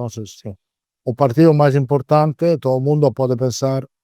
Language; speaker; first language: Spanish; non-native, fluent; Italian